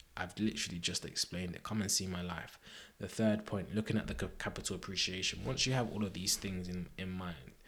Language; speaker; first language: English; native; English